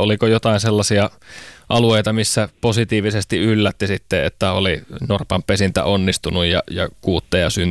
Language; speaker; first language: Finnish; native; Finnish